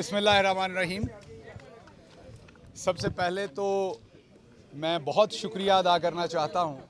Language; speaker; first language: Hindi; non-native, local second language; Punjabi